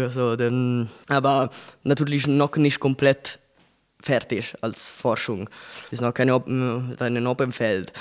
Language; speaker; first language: German; non-native, learner; Italian